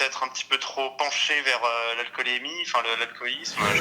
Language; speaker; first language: French; native; French